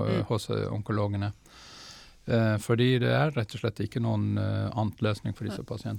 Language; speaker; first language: Norwegian; non-native, fluent; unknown